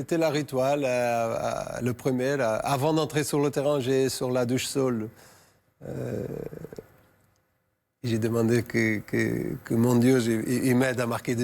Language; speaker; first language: French; non-native, fluent; Portuguese